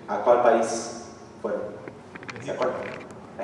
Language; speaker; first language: Spanish; non-native, fluent; English